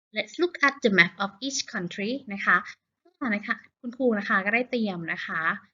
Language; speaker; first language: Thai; native; Thai